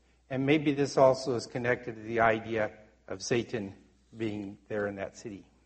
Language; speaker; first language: English; native; English